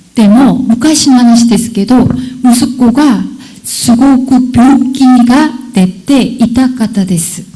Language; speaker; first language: Japanese; non-native, learner; Korean